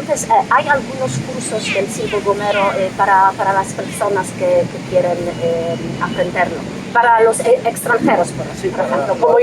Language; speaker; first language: Spanish; non-native, fluent; Polish